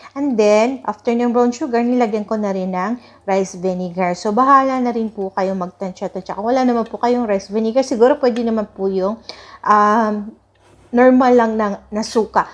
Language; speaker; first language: Filipino; non-native, local second language; Cebuano